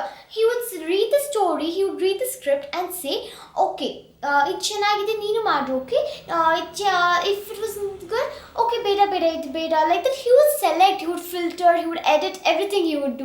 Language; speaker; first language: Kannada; early bilingual, heritage; Kannada